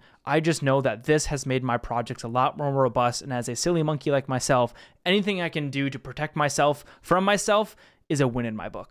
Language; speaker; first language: English; native; English